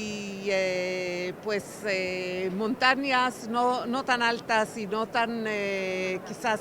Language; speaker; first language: Spanish; non-native, fluent; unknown